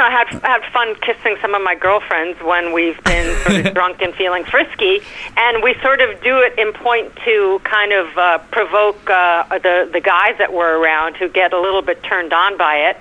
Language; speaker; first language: English; native; English